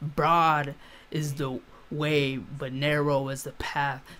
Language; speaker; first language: English; native; English